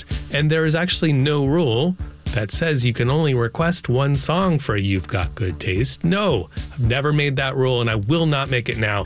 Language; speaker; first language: English; native; English